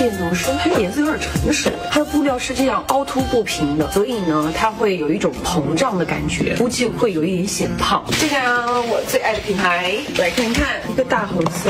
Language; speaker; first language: Chinese; native; Chinese